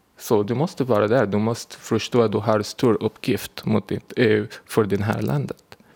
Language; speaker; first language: Swedish; non-native, fluent; Arabic